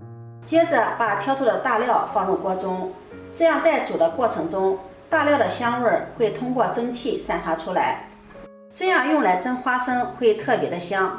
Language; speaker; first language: Chinese; native; Chinese